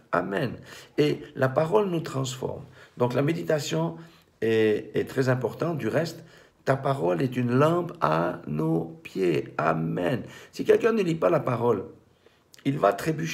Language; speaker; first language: French; native; French